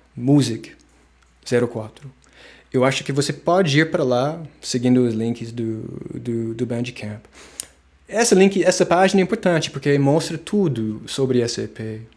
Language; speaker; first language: Portuguese; non-native, fluent; English